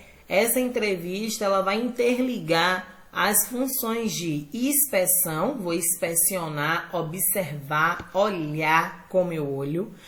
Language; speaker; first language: Portuguese; native; Portuguese